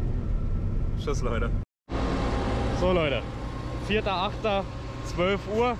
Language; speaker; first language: German; native; German